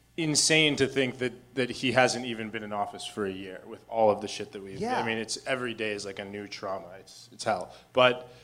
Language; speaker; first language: English; native; English